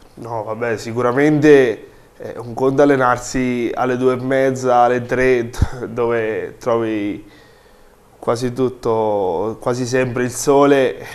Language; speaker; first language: Italian; native; Italian